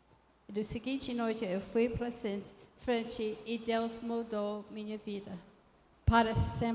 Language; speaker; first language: Portuguese; non-native, fluent; English